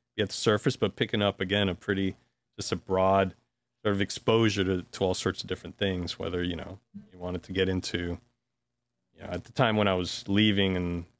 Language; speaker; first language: English; native; English